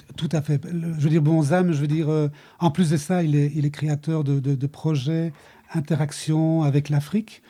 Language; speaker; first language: French; native; French